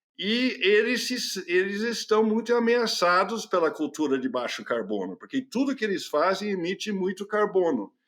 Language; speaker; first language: Portuguese; non-native, fluent; English